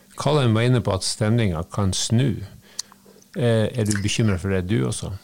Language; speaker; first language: Norwegian; native; Norwegian